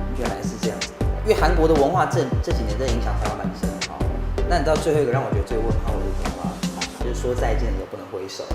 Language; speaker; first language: Chinese; native; Chinese